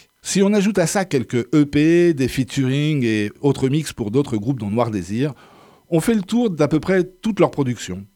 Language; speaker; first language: French; native; French